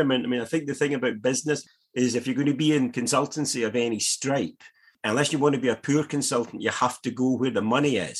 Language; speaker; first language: English; native; English